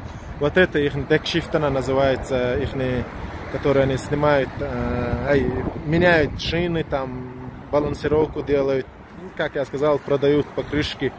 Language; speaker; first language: Russian; non-native, local second language; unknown